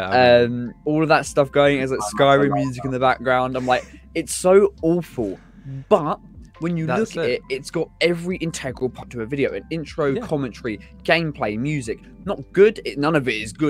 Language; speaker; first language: English; native; English